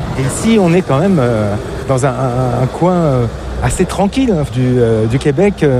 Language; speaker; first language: French; native; French